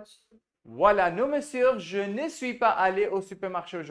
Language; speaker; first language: French; non-native, fluent; Hindi